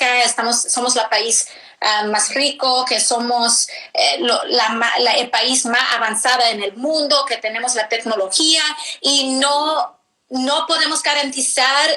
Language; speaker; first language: Spanish; early bilingual, heritage; English